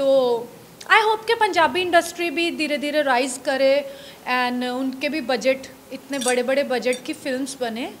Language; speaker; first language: Hindi; non-native, local second language; Punjabi